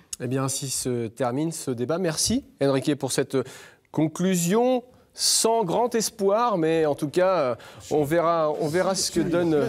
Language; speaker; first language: French; native; French